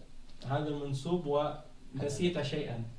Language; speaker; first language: Arabic; non-native, fluent; French